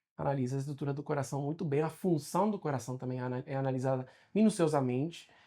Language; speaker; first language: Portuguese; non-native, fluent; Spanish